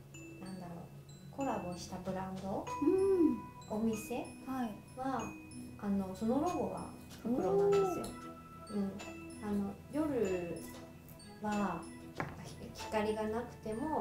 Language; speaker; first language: Japanese; non-native, fluent; Chinese